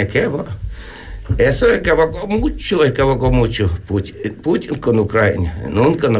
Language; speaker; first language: Spanish; non-native, learner; Ukrainian